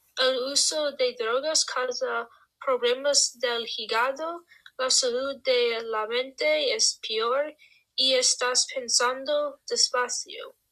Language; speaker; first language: Spanish; non-native, learner; English